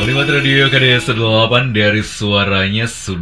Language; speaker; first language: Indonesian; native; Indonesian